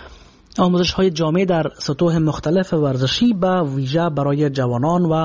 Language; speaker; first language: Persian; native; Persian